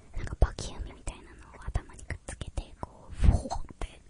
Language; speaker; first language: Japanese; early bilingual, heritage; Japanese